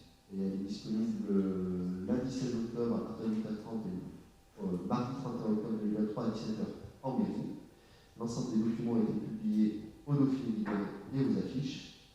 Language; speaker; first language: French; native; French